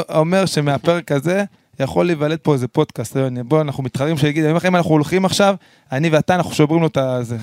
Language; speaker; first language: Hebrew; early bilingual, other home language; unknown